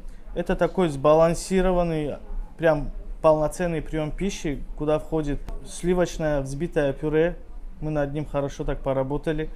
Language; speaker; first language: Russian; native; Russian